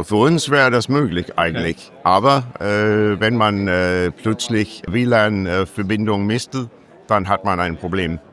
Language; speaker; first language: German; non-native, learner; English